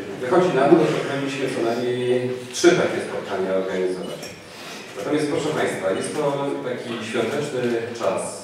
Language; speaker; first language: Polish; native; Polish